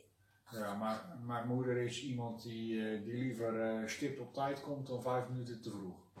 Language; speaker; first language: Dutch; native; Dutch